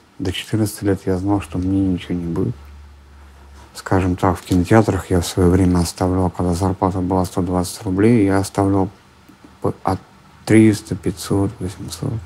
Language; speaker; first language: Russian; native; Russian